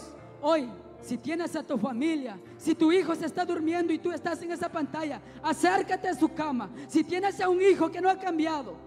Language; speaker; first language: Spanish; native; Spanish